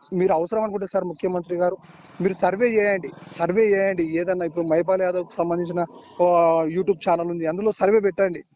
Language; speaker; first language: Telugu; native; Telugu